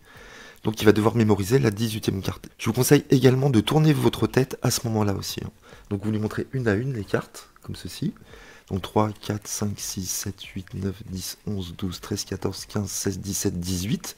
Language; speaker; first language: French; native; French